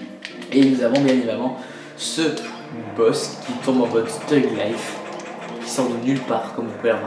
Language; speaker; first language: French; native; French